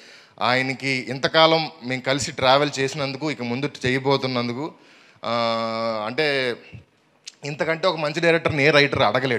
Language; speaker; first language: Telugu; native; Telugu